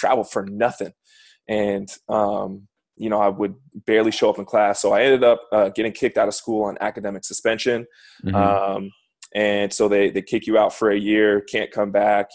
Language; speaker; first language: English; native; English